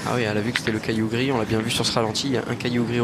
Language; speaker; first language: French; native; French